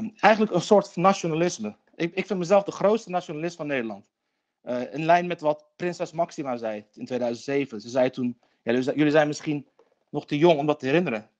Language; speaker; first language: Dutch; early bilingual, other home language; Turkish